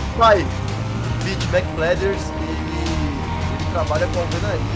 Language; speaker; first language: Portuguese; native; Portuguese